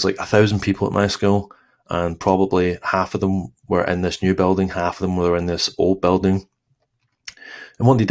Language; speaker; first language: English; native; English